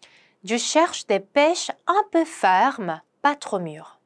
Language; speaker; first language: French; non-native, fluent; Korean